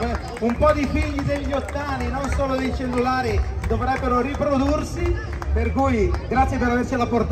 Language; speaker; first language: Italian; native; Italian